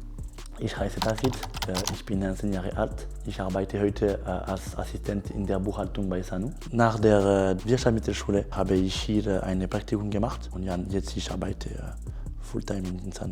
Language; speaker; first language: German; non-native, local second language; French